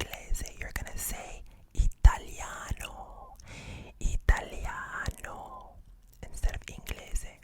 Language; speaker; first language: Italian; non-native, learner; English